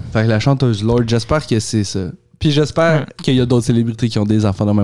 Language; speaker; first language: French; native; French